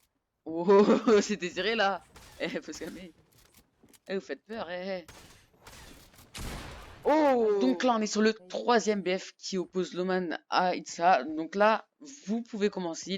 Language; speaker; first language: French; native; French